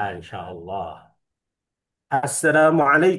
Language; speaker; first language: Arabic; non-native, fluent; Indonesian